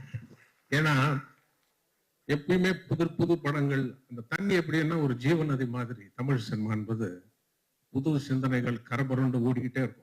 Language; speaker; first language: Tamil; non-native, local second language; Telugu